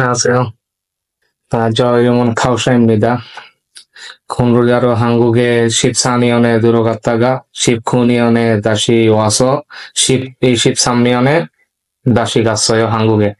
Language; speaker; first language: Korean; non-native, learner; Bangla